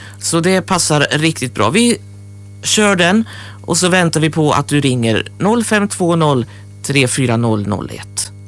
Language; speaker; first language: Swedish; native; Swedish